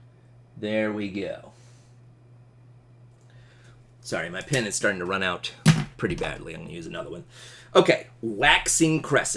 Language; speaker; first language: English; native; English